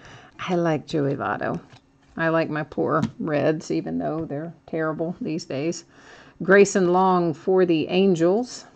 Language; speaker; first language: English; native; English